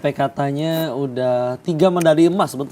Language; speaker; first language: Indonesian; native; Indonesian